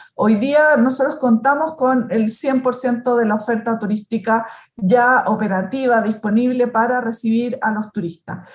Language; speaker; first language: Spanish; native; Spanish